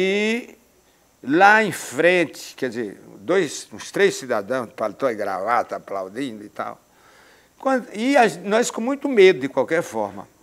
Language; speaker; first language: Portuguese; native; Portuguese